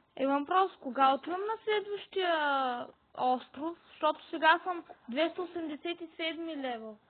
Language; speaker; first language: Bulgarian; native; Bulgarian